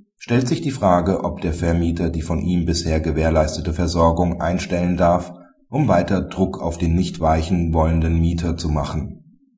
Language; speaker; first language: German; native; German